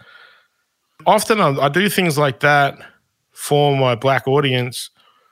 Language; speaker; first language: English; native; English